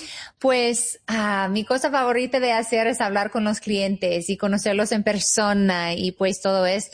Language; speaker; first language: Spanish; non-native, fluent; English